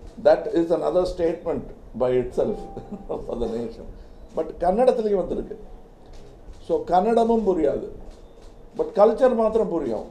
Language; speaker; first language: Tamil; native; Tamil